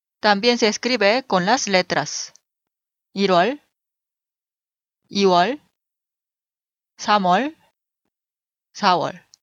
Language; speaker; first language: Spanish; non-native, fluent; Korean